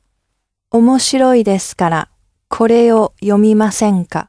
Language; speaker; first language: Japanese; non-native, learner; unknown